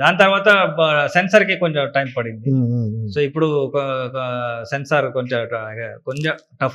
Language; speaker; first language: Telugu; non-native, learner; Kannada